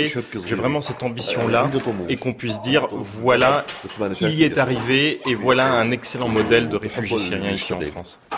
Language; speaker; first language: French; non-native, fluent; Arabic